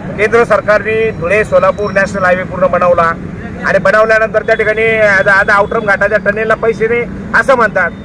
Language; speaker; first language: Marathi; native; Marathi